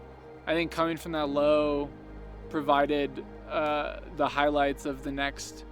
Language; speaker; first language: English; native; English